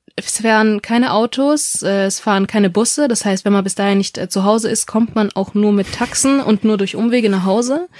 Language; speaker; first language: German; non-native, local second language; Russian